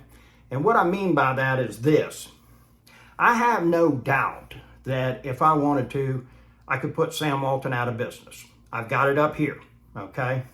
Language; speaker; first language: English; native; English